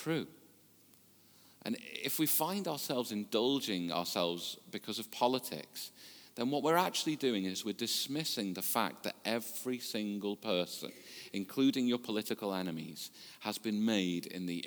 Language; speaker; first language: English; native; English